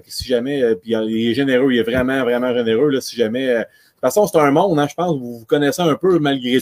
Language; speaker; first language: French; native; French